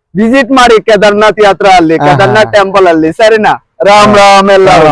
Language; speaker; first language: Kannada; non-native, learner; Bangla